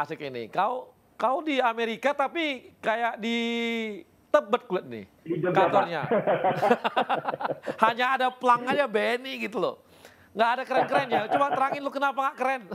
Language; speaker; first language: Indonesian; native; Indonesian